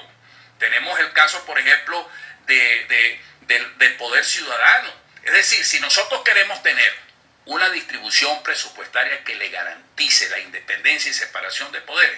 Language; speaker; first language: Spanish; native; Spanish